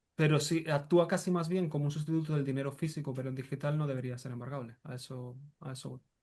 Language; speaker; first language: Spanish; native; Spanish